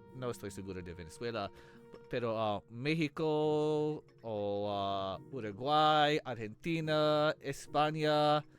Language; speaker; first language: Spanish; non-native, learner; English